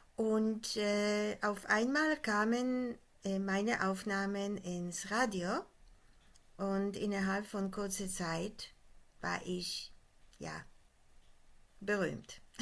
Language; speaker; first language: German; non-native, fluent; Polish